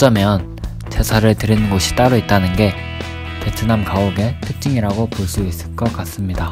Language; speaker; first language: Korean; native; Korean